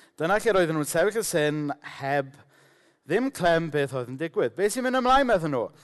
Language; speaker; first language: Welsh; native; Welsh